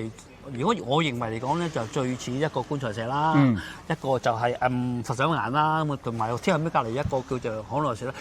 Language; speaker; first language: Cantonese; native; Cantonese